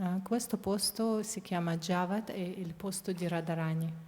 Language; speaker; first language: Italian; non-native, fluent; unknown